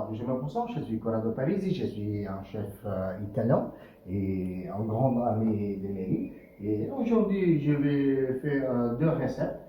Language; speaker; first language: French; non-native, fluent; Italian